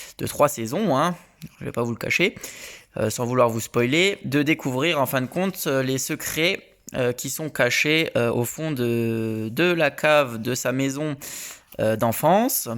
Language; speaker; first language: French; native; French